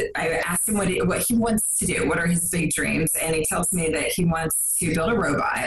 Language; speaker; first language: English; native; English